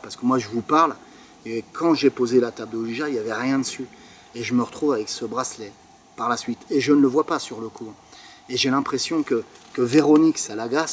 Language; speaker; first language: French; native; French